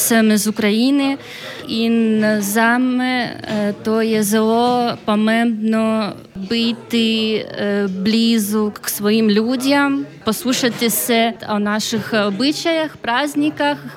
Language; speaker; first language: Slovenian; non-native, learner; Ukrainian